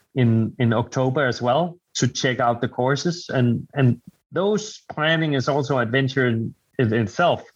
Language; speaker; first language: English; non-native, fluent; Danish